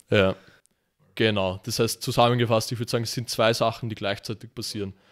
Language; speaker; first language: German; native; German